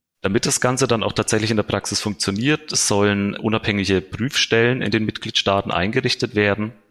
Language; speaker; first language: German; native; German